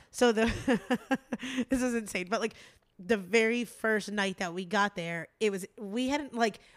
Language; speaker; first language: English; native; English